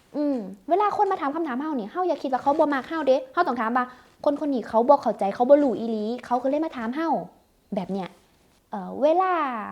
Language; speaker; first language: Thai; native; Thai